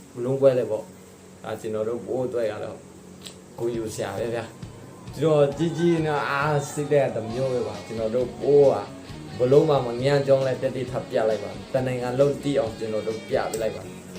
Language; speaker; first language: Burmese; non-native, local second language; Pa'o Karen